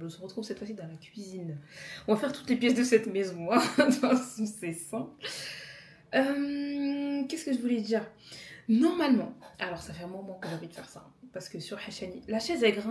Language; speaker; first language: French; native; French